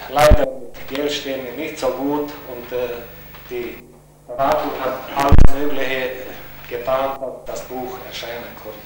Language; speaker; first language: German; non-native, local second language; Hungarian